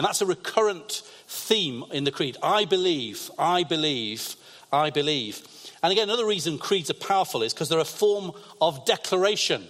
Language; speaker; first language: English; native; English